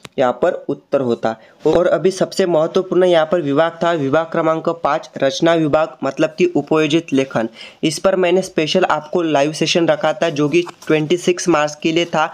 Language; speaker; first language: Hindi; non-native, local second language; Marathi